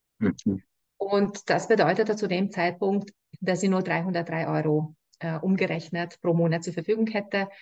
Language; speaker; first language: German; non-native, fluent; Hungarian